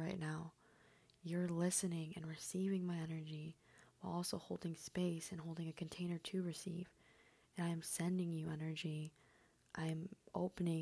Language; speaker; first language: English; early bilingual, other home language; Spanish